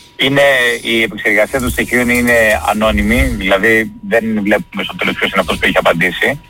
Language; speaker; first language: Greek; native; Greek